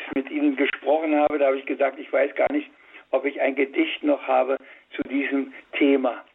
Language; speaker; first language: German; native; German